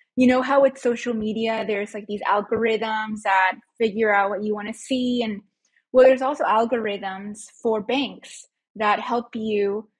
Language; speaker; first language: English; early bilingual, other home language; Spanish